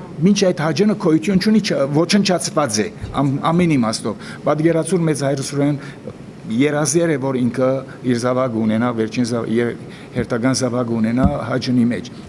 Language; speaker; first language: Armenian; native; Armenian